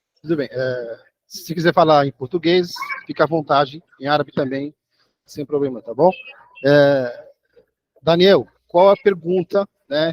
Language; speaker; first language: Portuguese; non-native, fluent; Arabic